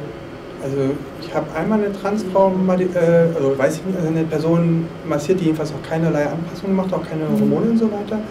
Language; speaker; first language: German; native; German